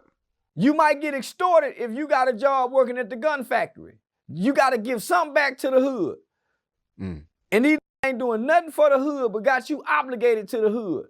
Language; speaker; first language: English; native; English